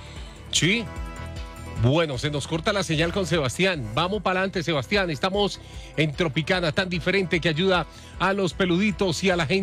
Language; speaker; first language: Spanish; native; Spanish